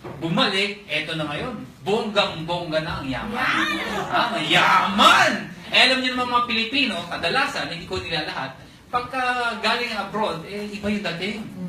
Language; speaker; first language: Filipino; non-native, local second language; Hiligaynon